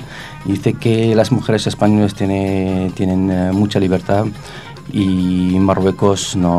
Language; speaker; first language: Spanish; non-native, fluent; Arabic